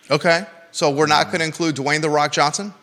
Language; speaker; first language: English; native; English